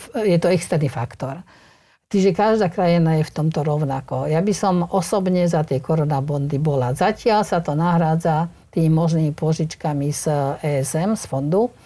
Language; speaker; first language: Slovak; native; Slovak